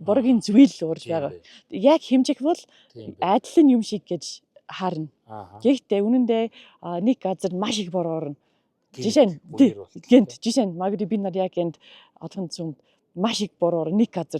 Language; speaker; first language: Mongolian; non-native, learner; English